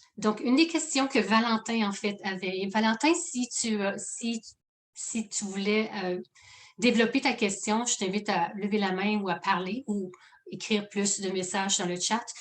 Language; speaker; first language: French; native; French